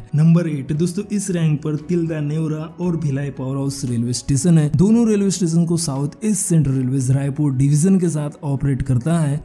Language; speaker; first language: Hindi; non-native, local second language; Marathi